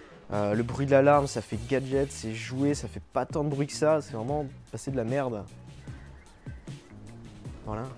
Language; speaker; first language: French; native; French